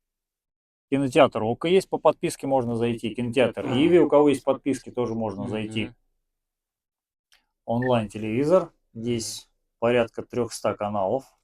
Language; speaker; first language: Russian; native; Russian